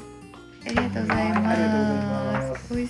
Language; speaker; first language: Japanese; native; Japanese